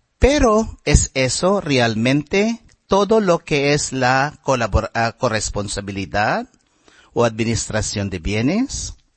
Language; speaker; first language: Spanish; non-native, fluent; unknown